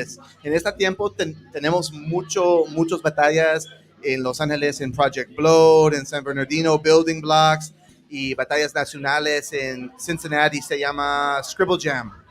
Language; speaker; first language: Spanish; early bilingual, heritage; English